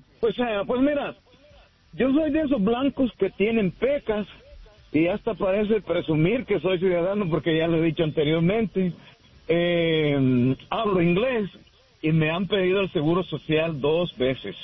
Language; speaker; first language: Spanish; native; Spanish